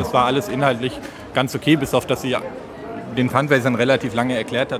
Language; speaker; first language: German; native; German